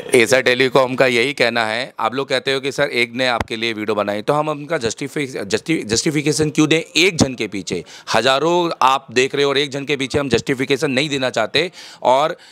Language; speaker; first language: Hindi; native; Hindi